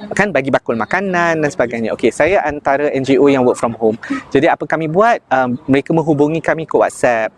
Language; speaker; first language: Malay; native; Malay